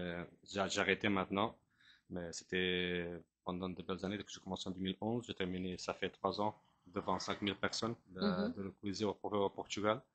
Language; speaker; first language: French; non-native, fluent; Portuguese